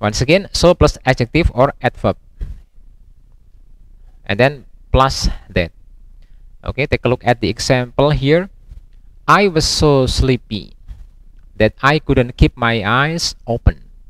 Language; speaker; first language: English; non-native, fluent; Indonesian